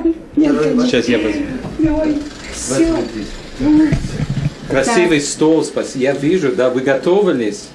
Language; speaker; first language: Russian; non-native, fluent; English